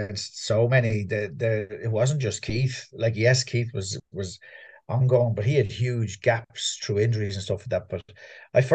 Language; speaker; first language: English; native; English